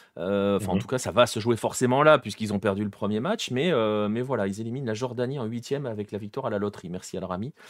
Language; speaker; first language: French; native; French